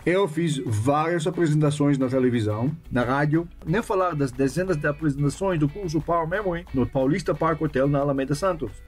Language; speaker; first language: Portuguese; non-native, fluent; French